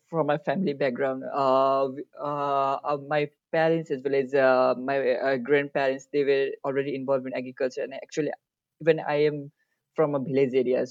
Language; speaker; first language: English; non-native, local second language; Nepali